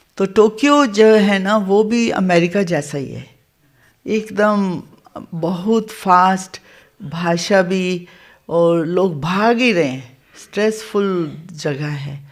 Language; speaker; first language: Hindi; non-native, local second language; Gujarati